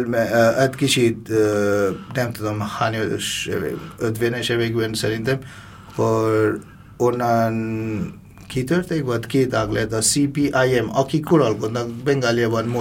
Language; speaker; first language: Hungarian; non-native, fluent; Bangla